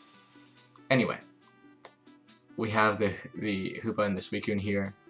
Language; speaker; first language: English; native; English